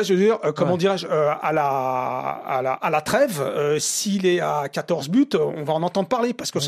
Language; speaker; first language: French; native; French